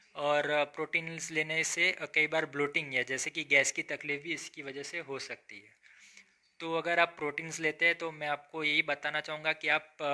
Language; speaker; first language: Hindi; non-native, local second language; Gujarati